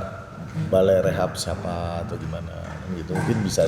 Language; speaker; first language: Indonesian; native; Indonesian